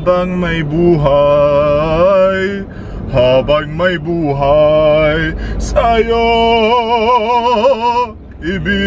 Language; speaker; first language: Filipino; non-native, learner; Arabic